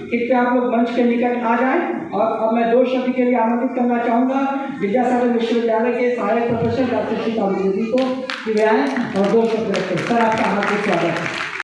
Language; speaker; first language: Hindi; native; Hindi